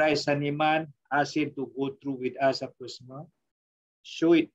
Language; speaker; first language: English; non-native, local second language; Malay